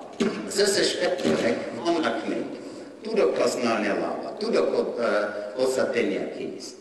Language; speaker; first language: Hungarian; non-native, learner; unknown